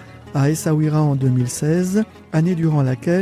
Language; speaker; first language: French; native; French